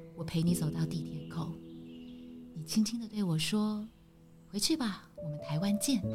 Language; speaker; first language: Chinese; native; Chinese